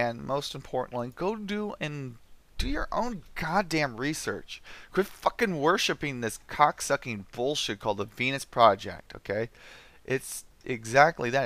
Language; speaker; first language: English; native; English